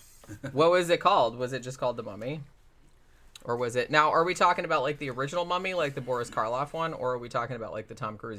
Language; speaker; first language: English; native; English